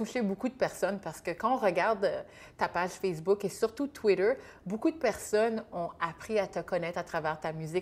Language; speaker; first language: French; native; French